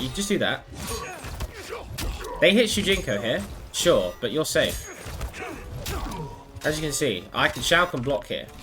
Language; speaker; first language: English; native; English